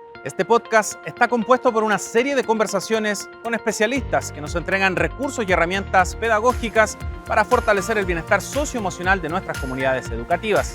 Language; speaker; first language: Spanish; native; Spanish